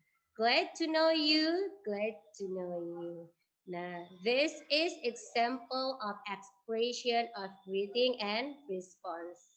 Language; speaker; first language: English; non-native, learner; Indonesian